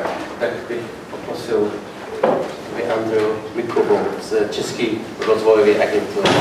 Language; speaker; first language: Czech; non-native, learner; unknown